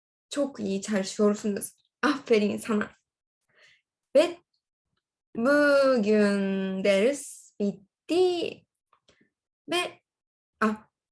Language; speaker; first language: Turkish; non-native, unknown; Japanese